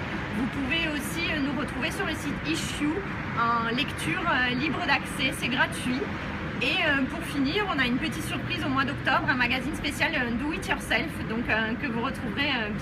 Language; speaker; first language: French; native; French